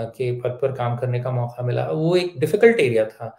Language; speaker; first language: Hindi; native; Hindi